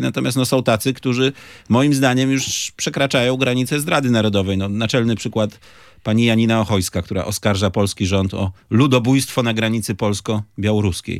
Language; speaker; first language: Polish; native; Polish